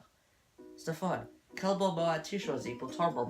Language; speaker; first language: French; non-native, learner; English